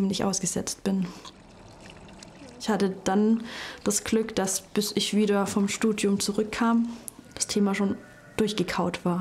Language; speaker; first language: German; native; German